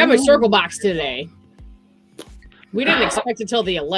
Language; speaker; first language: English; native; English